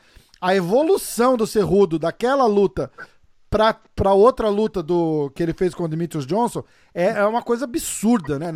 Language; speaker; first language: Portuguese; native; Portuguese